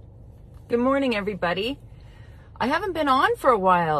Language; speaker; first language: English; native; English